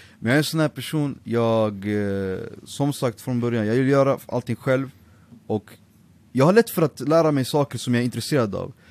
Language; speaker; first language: Swedish; early bilingual, other home language; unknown